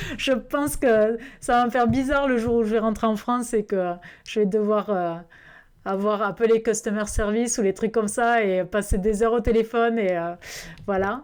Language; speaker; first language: French; native; French